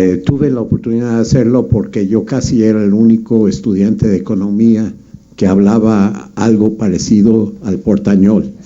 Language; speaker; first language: Spanish; non-native, fluent; English